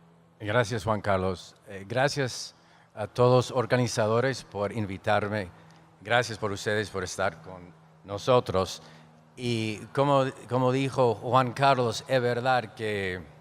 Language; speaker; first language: Spanish; non-native, fluent; English